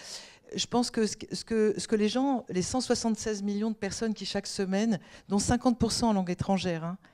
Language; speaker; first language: French; native; French